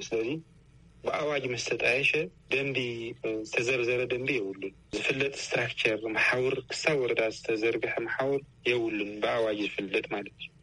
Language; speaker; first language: Tigrinya; native; Tigrinya